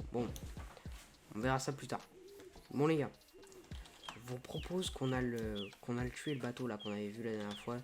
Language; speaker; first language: French; native; French